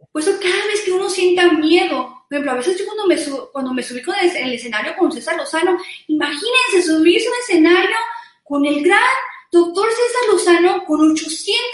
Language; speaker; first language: Spanish; early bilingual, heritage; Spanish